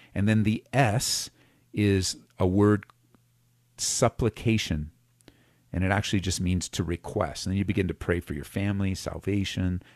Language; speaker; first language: English; native; English